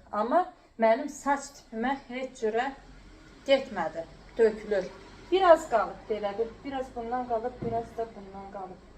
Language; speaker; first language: Azerbaijani; native; Azerbaijani